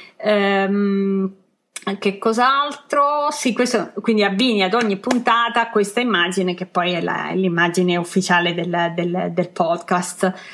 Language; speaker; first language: Italian; native; Italian